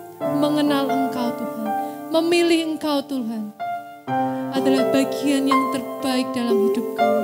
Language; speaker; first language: Indonesian; native; Indonesian